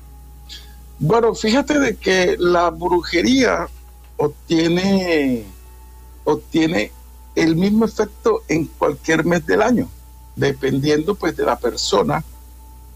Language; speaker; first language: Spanish; native; Spanish